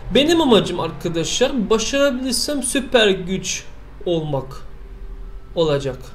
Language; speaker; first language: Turkish; early bilingual, heritage; Turkish